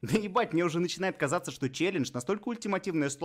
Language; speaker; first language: Russian; native; Russian